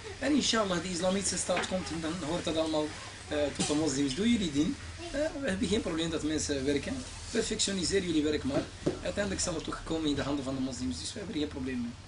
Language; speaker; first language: Dutch; early bilingual, other home language; Arabic